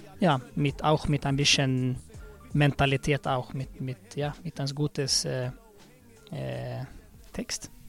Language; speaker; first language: German; non-native, learner; Swedish